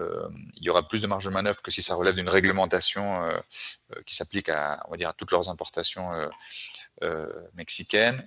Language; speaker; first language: French; native; French